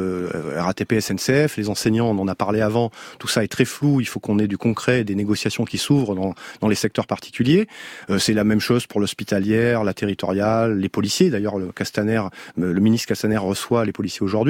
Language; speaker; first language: French; native; French